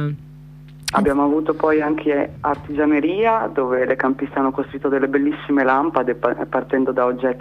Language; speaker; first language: Italian; native; Italian